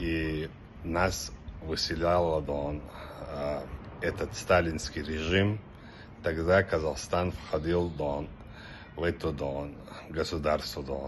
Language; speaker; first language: Russian; non-native, local second language; Chechen